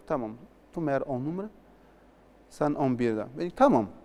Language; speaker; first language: Turkish; non-native, learner; Portuguese